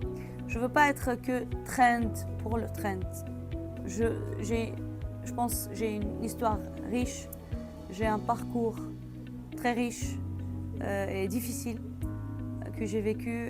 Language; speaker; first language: French; non-native, fluent; Arabic